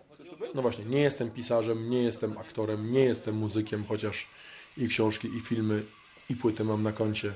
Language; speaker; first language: Polish; native; Polish